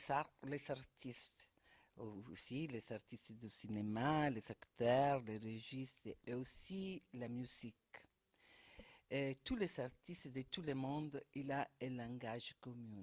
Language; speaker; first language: French; non-native, fluent; Italian